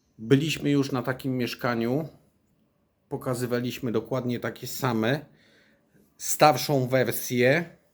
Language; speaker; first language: Polish; native; Polish